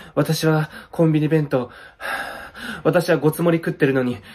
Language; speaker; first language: Japanese; native; Japanese